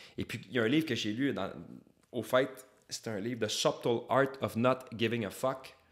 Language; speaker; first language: French; native; French